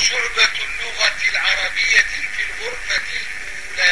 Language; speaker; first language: Arabic; non-native, fluent; French